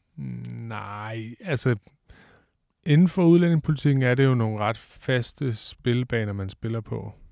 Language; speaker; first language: Danish; native; Danish